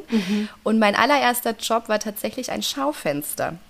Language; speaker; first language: German; native; German